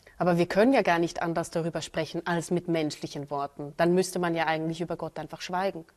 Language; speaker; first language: German; native; German